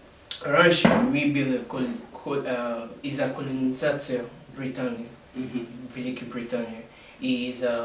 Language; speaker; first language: Russian; non-native, learner; English